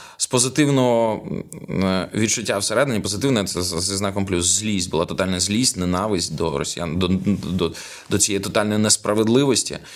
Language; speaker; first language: Ukrainian; non-native, local second language; Russian